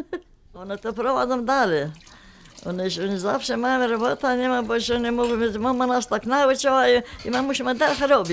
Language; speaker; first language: Polish; non-native, local second language; Kashubian